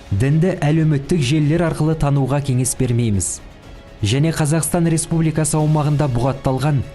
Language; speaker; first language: Kazakh; native; Kazakh